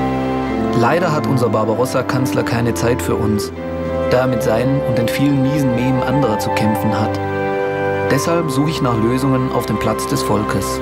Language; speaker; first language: German; native; German